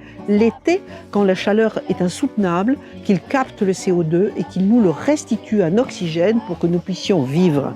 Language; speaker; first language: French; native; French